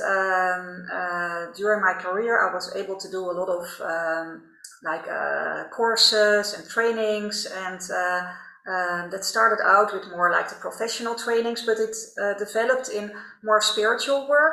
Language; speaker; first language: English; non-native, fluent; Dutch